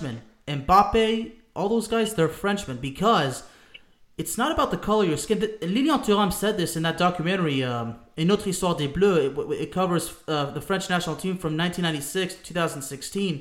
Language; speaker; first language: English; native; English